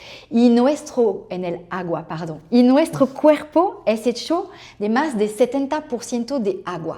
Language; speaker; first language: Spanish; non-native, fluent; French